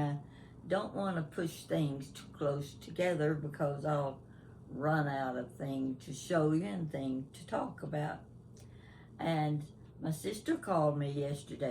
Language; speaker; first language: English; native; English